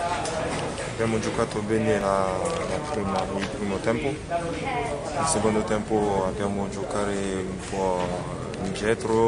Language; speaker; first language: Italian; non-native, learner; French